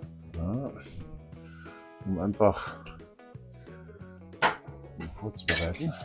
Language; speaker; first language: German; native; German